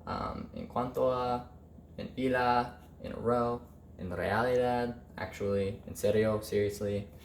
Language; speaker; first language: Spanish; non-native, learner; English